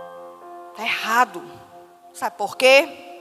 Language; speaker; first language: Portuguese; native; Portuguese